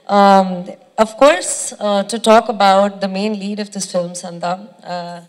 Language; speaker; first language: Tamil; non-native, learner; Kannada